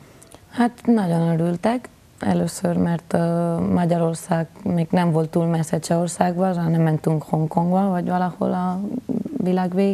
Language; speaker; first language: Hungarian; non-native, learner; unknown